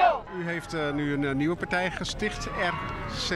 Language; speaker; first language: Dutch; native; Dutch